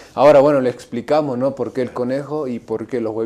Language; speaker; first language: Spanish; native; Spanish